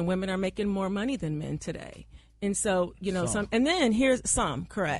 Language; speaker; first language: English; native; English